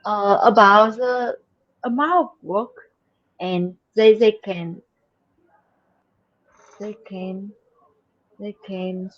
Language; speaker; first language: English; non-native, learner; Vietnamese